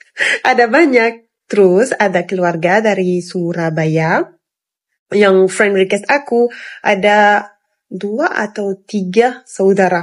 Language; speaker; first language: Indonesian; non-native, fluent; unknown